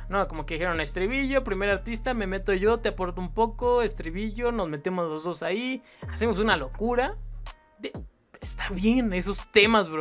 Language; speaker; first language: Spanish; native; Spanish